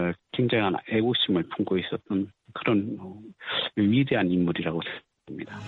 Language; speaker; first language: Korean; native; Korean